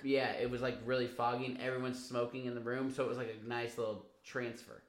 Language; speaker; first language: English; native; English